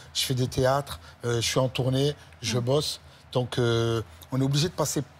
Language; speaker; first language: French; native; French